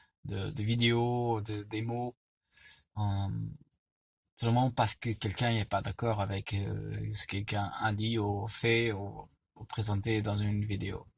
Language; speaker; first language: French; non-native, fluent; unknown